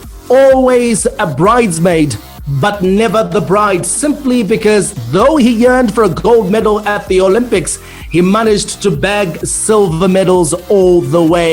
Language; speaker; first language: English; native; English